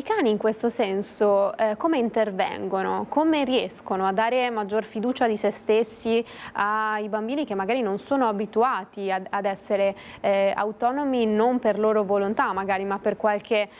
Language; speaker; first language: Italian; native; Italian